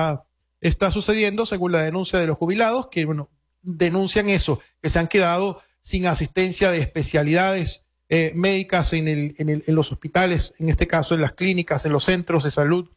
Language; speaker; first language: Spanish; native; Spanish